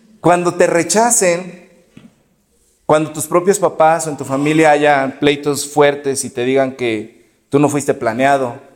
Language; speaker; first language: Spanish; native; Spanish